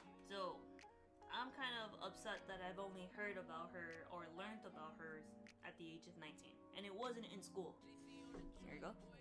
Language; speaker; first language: English; early bilingual, other home language; Spanish